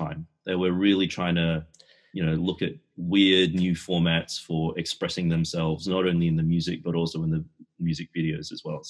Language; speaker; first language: English; native; English